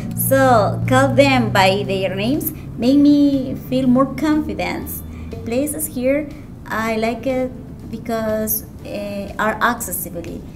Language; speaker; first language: English; non-native, learner; Spanish